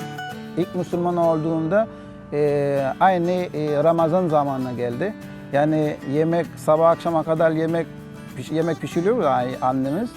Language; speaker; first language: Turkish; non-native, learner; Haitian Creole